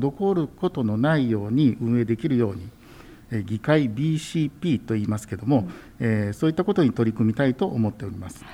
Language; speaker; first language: Japanese; native; Japanese